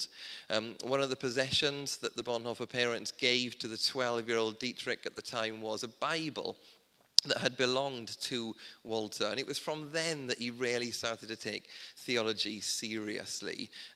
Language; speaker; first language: English; native; English